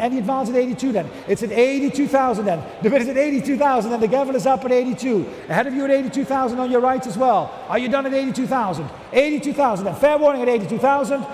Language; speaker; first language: English; native; English